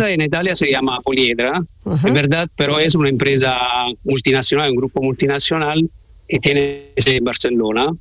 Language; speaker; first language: Spanish; non-native, learner; Italian